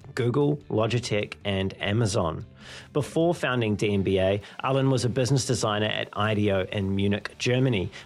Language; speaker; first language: English; native; English